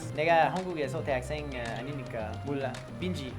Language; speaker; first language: Korean; non-native, learner; English